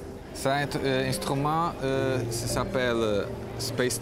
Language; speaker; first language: French; non-native, fluent; Portuguese